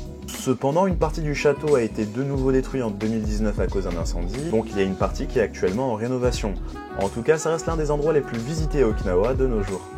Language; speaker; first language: French; native; French